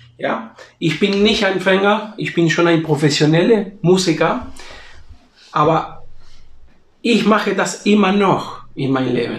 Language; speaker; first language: German; non-native, fluent; Spanish